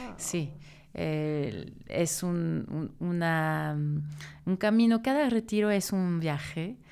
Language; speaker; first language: Spanish; non-native, fluent; French